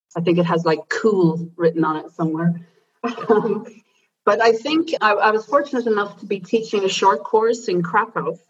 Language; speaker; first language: English; native; English